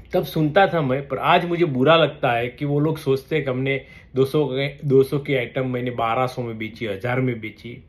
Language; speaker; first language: Hindi; non-native, local second language; Gujarati